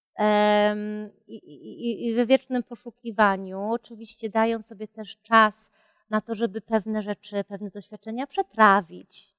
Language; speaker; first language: Polish; early bilingual, heritage; Polish